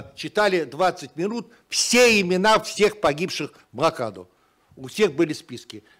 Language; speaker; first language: Russian; native; Russian